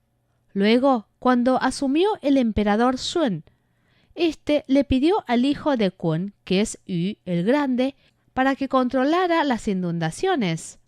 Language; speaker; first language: Spanish; non-native, fluent; Chinese